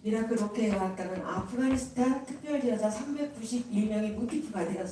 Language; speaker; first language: Korean; native; Korean